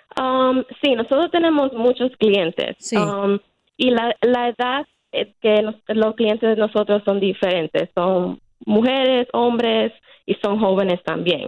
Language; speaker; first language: Spanish; early bilingual, heritage; Spanish